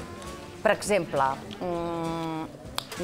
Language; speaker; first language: Catalan; native; Catalan